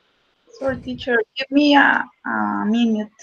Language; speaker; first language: English; non-native, learner; Spanish